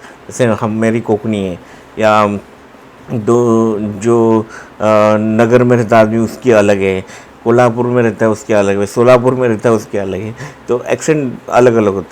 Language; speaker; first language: Hindi; non-native, local second language; Marathi